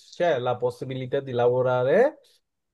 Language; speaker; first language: Italian; non-native, learner; Bangla